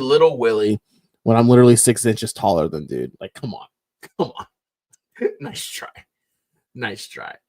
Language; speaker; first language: English; native; English